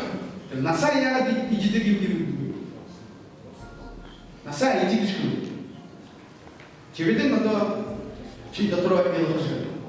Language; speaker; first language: Mongolian; non-native, learner; Buriat